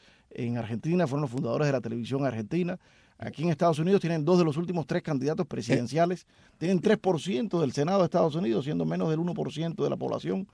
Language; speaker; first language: Spanish; native; Spanish